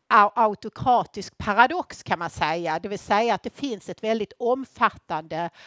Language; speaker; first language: Swedish; native; Swedish